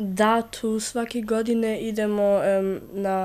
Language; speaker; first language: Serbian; early bilingual, heritage; Serbian